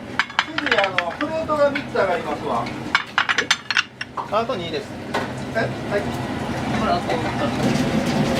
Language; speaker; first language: Japanese; native; Japanese